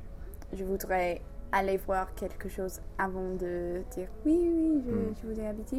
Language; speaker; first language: French; non-native, fluent; English